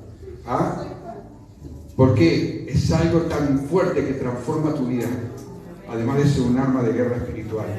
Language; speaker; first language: Spanish; native; Spanish